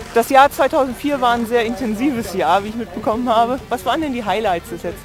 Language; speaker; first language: German; native; German